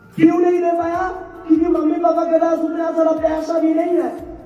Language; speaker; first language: Hindi; non-native, local second language; Bangla